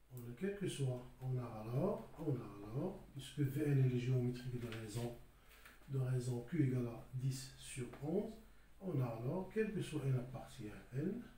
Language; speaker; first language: French; non-native, local second language; Arabic